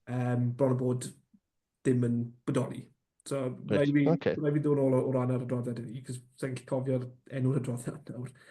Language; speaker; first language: Welsh; non-native, local second language; English